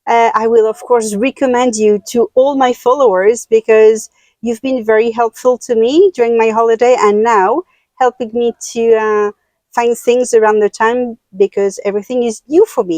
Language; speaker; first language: English; non-native, fluent; French